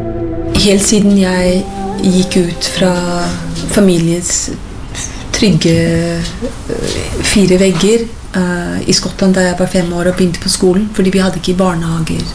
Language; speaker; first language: Norwegian; non-native, fluent; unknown